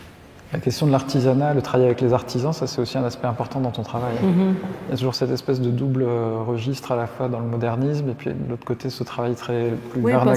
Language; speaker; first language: French; native; French